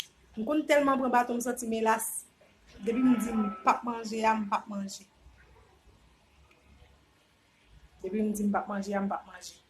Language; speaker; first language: French; non-native, learner; Haitian Creole